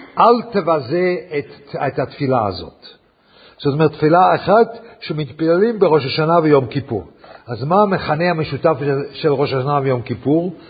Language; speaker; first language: Hebrew; non-native, fluent; English